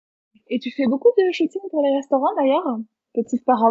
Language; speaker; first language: French; native; French